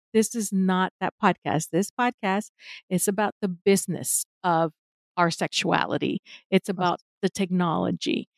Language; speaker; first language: English; non-native, fluent; Spanish